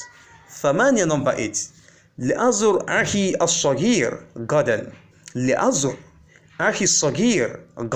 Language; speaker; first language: Arabic; non-native, fluent; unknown